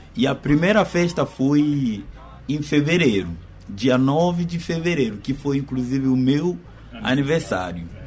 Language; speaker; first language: Portuguese; non-native, fluent; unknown